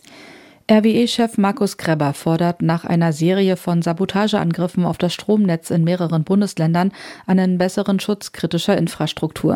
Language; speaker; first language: German; native; German